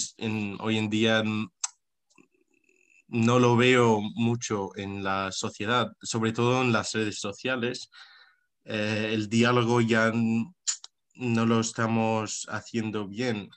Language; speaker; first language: Spanish; non-native, local second language; Arabic